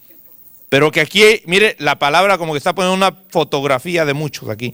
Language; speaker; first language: Spanish; native; Spanish